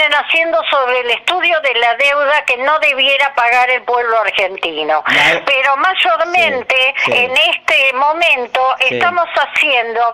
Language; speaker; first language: Spanish; native; Spanish